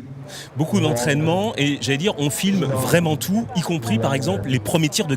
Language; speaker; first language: French; native; French